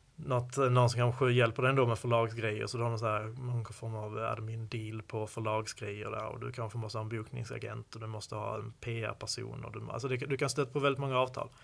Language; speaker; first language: Swedish; native; Swedish